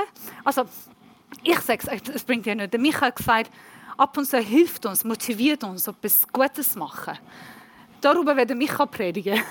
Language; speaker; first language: German; non-native, learner; Persian